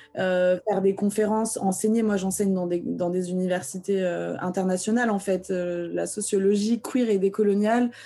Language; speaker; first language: French; early bilingual, other home language; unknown